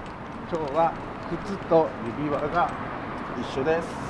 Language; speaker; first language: Japanese; native; Japanese